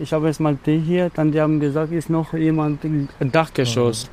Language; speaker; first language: German; non-native, learner; Albanian